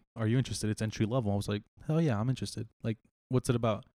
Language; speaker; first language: English; native; English